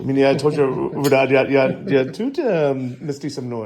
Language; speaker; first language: Russian; non-native, learner; English